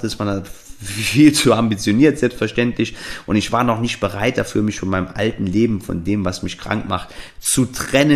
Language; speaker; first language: German; native; German